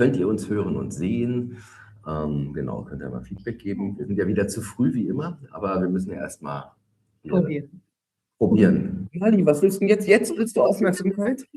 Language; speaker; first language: German; native; German